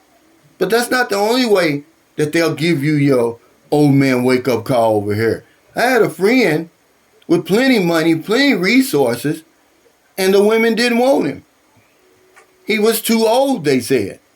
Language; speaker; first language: English; native; English